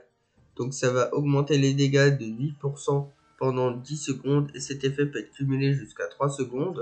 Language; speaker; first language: French; native; French